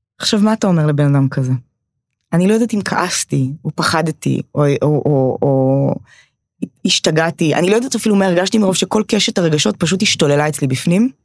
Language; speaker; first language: Hebrew; native; Hebrew